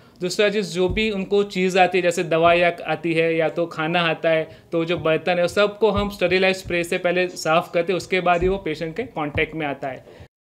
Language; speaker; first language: Hindi; non-native, local second language; Gujarati